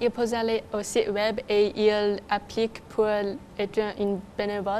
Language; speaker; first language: French; non-native, local second language; English